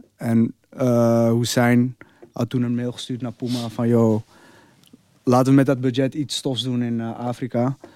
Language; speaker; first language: Dutch; early bilingual, other home language; Arabic